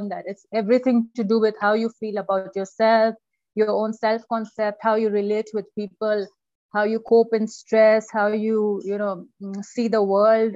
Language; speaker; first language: English; non-native, local second language; Urdu